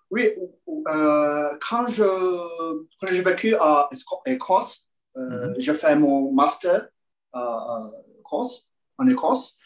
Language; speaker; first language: French; non-native, learner; Portuguese